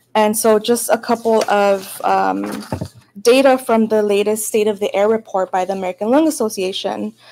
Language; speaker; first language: English; early bilingual, other home language; Spanish